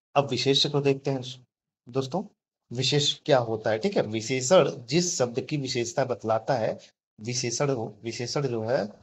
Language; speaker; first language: Hindi; native; Hindi